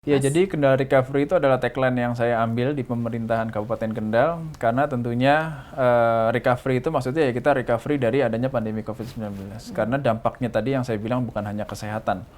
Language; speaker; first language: Indonesian; native; Indonesian